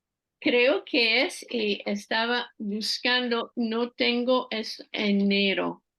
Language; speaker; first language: Spanish; non-native, fluent; French